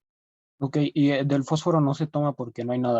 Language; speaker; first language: Spanish; native; Spanish